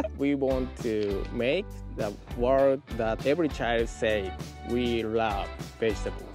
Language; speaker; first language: English; non-native, learner; Japanese